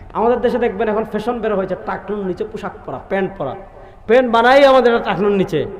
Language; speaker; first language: Bangla; native; Bangla